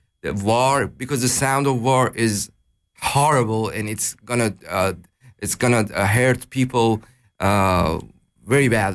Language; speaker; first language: English; non-native, learner; Persian